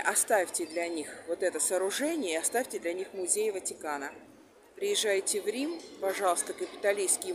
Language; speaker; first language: Russian; native; Russian